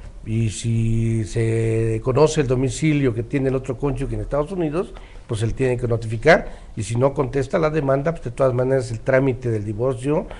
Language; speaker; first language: Spanish; native; Spanish